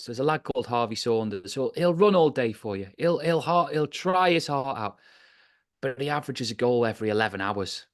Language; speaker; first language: English; native; English